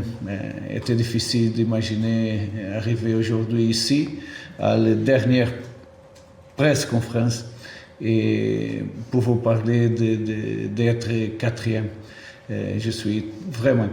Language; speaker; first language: French; non-native, fluent; Portuguese